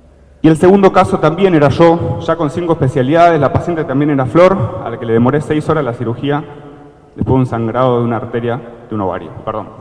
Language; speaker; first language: Spanish; native; Spanish